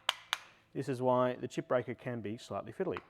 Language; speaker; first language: English; native; English